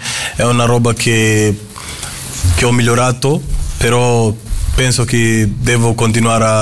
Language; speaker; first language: Italian; non-native, fluent; Portuguese